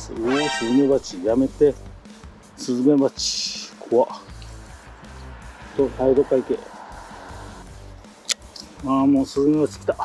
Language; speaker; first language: Japanese; native; Japanese